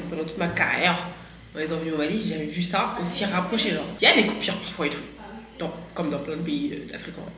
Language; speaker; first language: French; early bilingual, other home language; Bambara